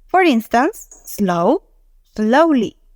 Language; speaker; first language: English; non-native, fluent; Spanish